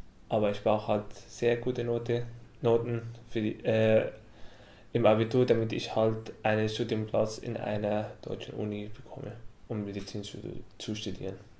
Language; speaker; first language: German; non-native, fluent; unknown